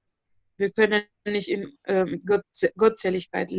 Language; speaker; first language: German; non-native, fluent; Indonesian